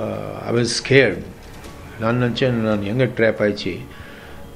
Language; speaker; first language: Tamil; non-native, local second language; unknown